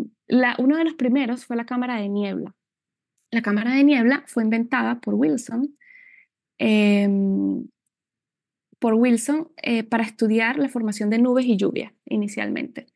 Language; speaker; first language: Spanish; native; Spanish